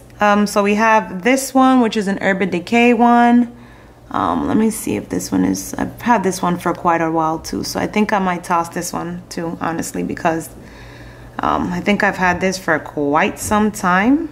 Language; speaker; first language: English; native; English